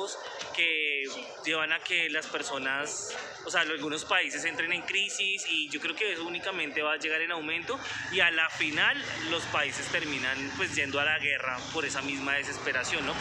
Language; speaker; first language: Spanish; native; Spanish